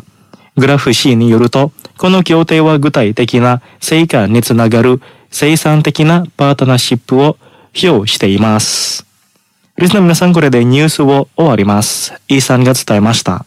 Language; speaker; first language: Japanese; non-native, fluent; Indonesian